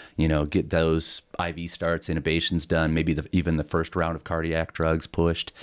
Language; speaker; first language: English; native; English